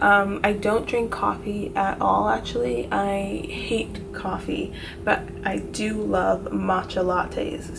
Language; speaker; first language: English; native; English